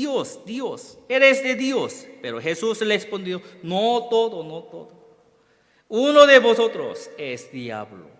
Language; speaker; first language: Spanish; non-native, learner; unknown